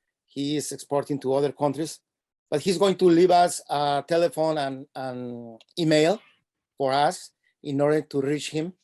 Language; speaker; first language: English; non-native, fluent; Spanish